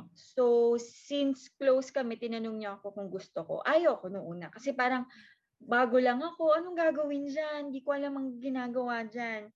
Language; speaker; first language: Filipino; native; Filipino